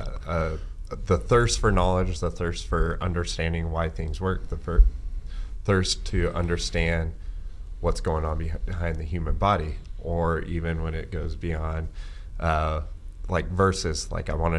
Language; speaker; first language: English; native; English